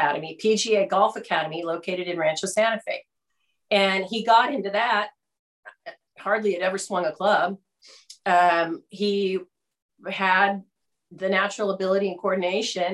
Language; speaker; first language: English; native; English